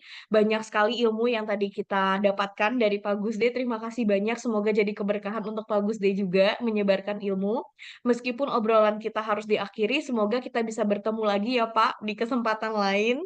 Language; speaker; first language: Indonesian; native; Indonesian